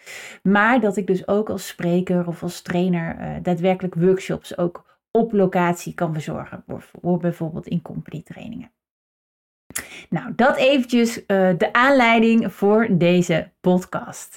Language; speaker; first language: Dutch; native; Dutch